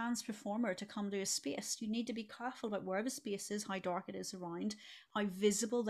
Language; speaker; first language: English; native; English